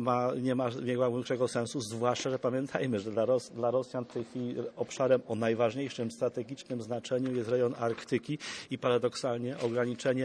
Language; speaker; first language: Polish; native; Polish